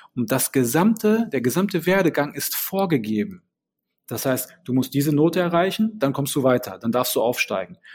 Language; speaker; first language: German; early bilingual, other home language; Bosnian